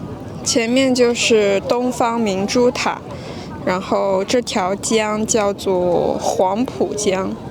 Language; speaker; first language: Chinese; non-native, fluent; French